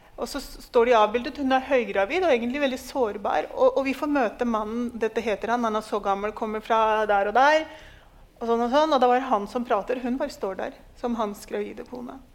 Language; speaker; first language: Norwegian; early bilingual, other home language; Urdu